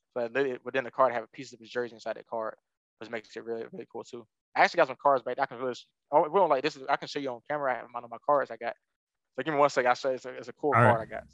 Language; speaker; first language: English; native; English